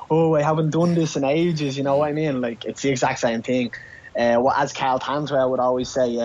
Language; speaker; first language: English; native; English